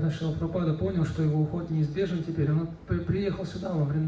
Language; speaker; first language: Russian; native; Russian